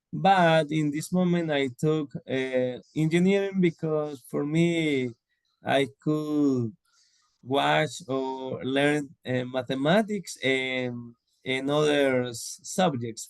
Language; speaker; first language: English; non-native, learner; Spanish